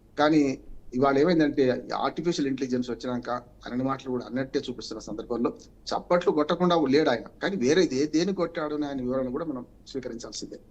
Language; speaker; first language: Telugu; native; Telugu